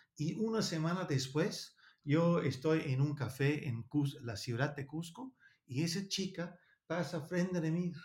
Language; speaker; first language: Spanish; non-native, learner; Danish